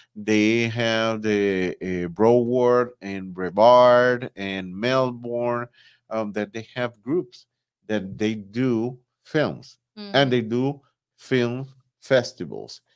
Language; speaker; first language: English; non-native, fluent; Spanish